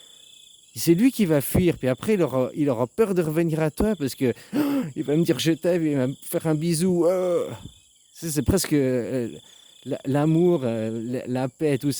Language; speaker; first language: French; native; French